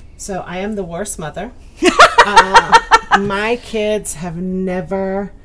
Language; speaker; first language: English; native; English